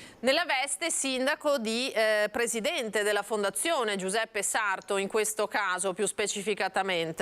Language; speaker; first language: Italian; native; Italian